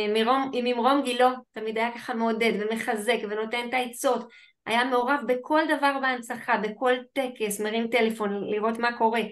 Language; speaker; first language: Hebrew; native; Hebrew